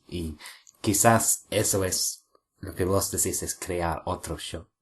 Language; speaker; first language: Spanish; non-native, fluent; English